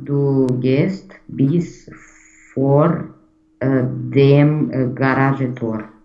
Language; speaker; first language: German; non-native, learner; Romanian